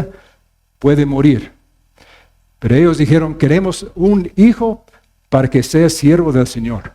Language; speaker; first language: Spanish; non-native, fluent; English